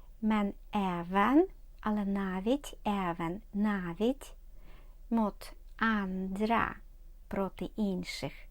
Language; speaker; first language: Swedish; non-native, learner; Ukrainian